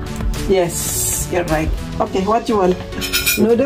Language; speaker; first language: English; non-native, local second language; Filipino